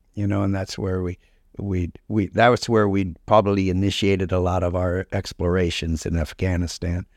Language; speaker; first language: English; native; English